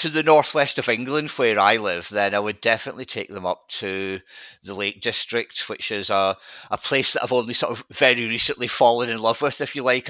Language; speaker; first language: English; native; English